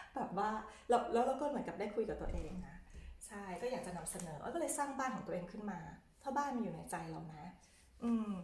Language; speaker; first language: Thai; native; Thai